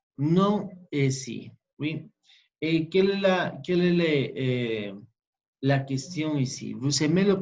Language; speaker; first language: French; non-native, fluent; Spanish